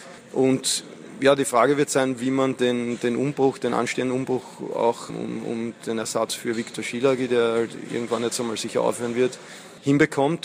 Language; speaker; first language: German; native; German